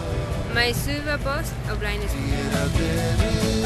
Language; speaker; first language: Welsh; non-native, learner; Spanish